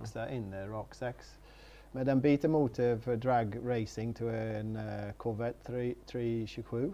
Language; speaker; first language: Swedish; non-native, learner; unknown